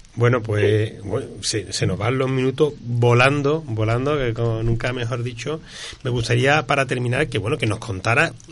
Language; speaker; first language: Spanish; native; Spanish